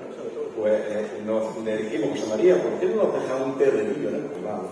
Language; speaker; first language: Spanish; native; Spanish